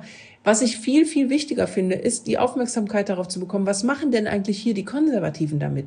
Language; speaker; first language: German; native; German